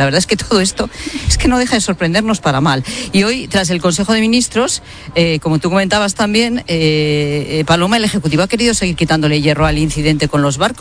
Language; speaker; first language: Spanish; native; Spanish